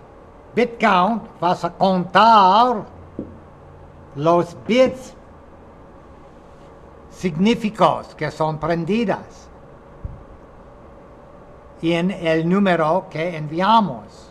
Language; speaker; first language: Spanish; non-native, fluent; English